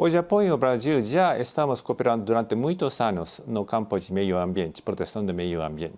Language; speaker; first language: Portuguese; non-native, fluent; Japanese